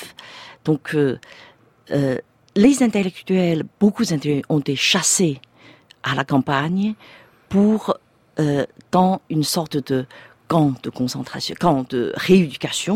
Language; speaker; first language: French; non-native, fluent; Chinese